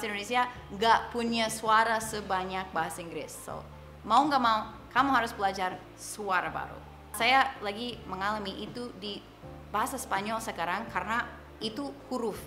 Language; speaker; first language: Indonesian; non-native, fluent; English